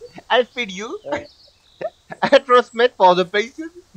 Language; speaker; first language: English; non-native, learner; French